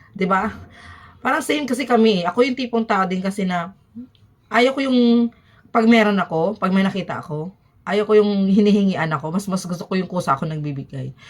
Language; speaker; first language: Filipino; native; Filipino